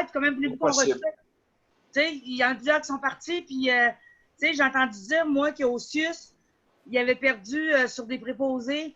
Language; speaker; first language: French; native; French